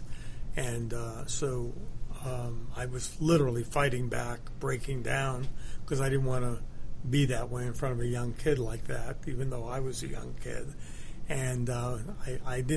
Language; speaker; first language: English; native; English